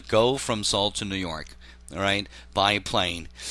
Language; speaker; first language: English; non-native, fluent; Korean